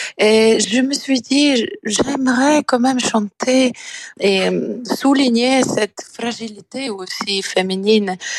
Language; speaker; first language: French; non-native, fluent; Bulgarian